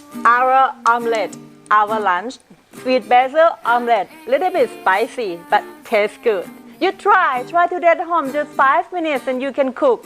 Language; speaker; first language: English; non-native, fluent; Thai